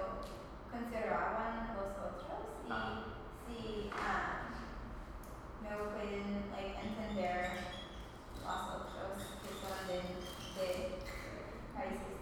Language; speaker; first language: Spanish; non-native, learner; English